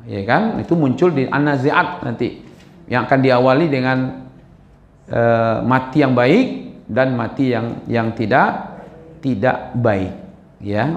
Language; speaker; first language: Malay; non-native, local second language; Minangkabau